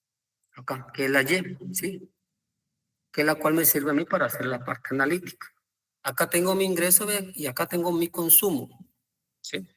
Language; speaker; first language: Spanish; native; Spanish